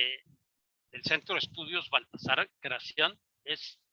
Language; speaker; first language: Spanish; native; Spanish